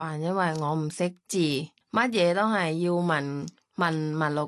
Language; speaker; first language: Cantonese; non-native, learner; Thai